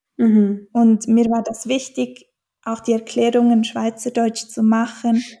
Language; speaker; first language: German; native; German